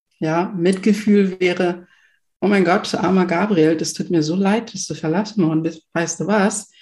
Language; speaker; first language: German; early bilingual, other home language; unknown